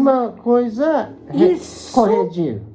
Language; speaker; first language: Portuguese; non-native, learner; Japanese